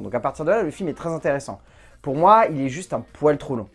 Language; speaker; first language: French; native; French